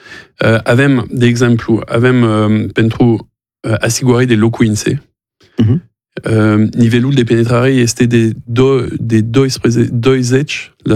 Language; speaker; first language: Romanian; non-native, fluent; French